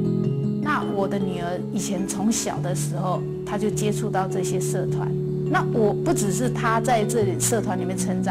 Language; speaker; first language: Chinese; native; Chinese